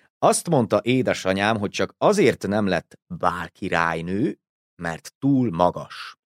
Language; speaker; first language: Hungarian; native; Hungarian